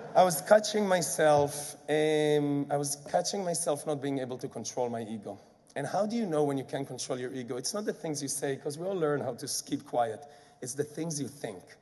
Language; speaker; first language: English; non-native, fluent; Hebrew